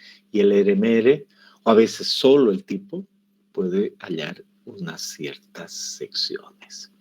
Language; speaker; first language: Spanish; native; Spanish